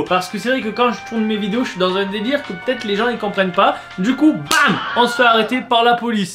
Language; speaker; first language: French; native; French